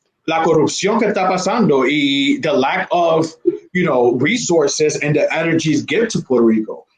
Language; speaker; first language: Spanish; early bilingual, heritage; Spanish